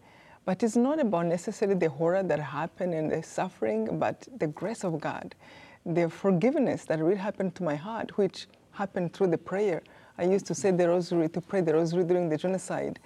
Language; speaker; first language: English; non-native, local second language; Kinyarwanda